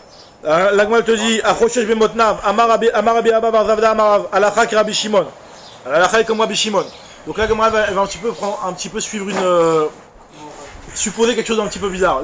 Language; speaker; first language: French; native; French